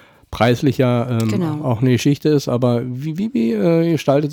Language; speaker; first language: German; native; German